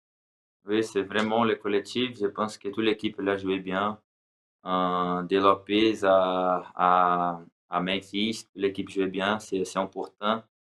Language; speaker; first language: French; non-native, learner; Portuguese